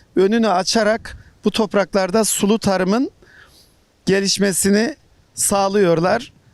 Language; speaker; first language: Turkish; native; Turkish